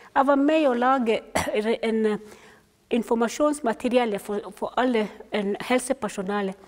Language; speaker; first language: Norwegian; non-native, fluent; Somali